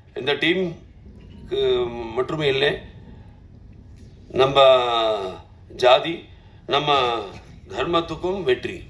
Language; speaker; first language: Tamil; non-native, local second language; Telugu